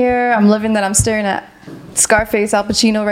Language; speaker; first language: English; native; English